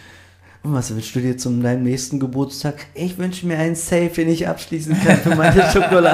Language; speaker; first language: German; native; German